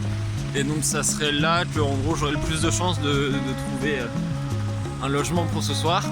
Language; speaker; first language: French; native; French